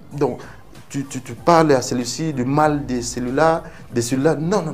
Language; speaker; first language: French; non-native, local second language; Lingala